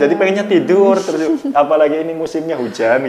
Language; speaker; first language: Indonesian; native; Indonesian